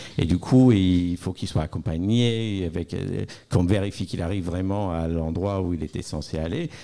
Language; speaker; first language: French; non-native, fluent; English